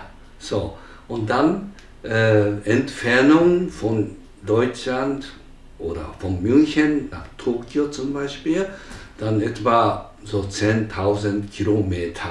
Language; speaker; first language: German; non-native, fluent; Japanese